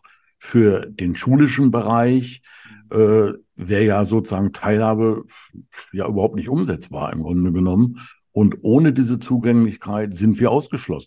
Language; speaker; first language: German; native; German